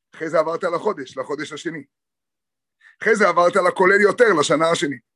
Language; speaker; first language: Hebrew; native; Hebrew